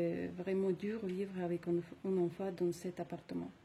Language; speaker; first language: French; non-native, fluent; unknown